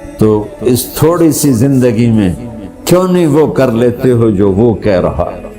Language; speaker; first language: Urdu; non-native, local second language; Punjabi